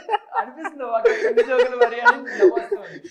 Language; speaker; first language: Telugu; native; Telugu